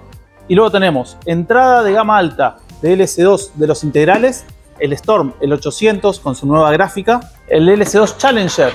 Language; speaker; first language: Spanish; native; Spanish